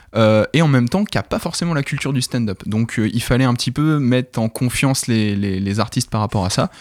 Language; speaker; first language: French; native; French